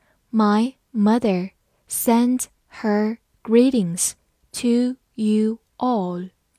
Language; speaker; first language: English; non-native, fluent; Chinese